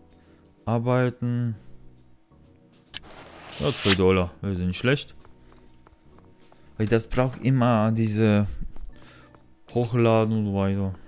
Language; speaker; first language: German; non-native, learner; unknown